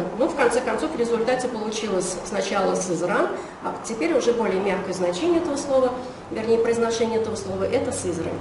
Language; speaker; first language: Russian; native; Russian